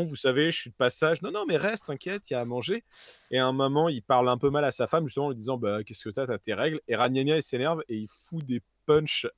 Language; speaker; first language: French; native; French